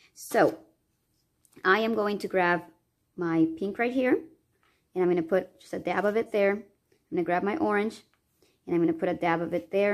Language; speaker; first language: English; native; English